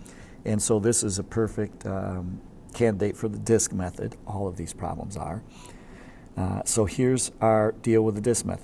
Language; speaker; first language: English; native; English